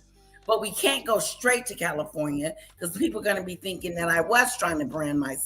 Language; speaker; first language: English; native; English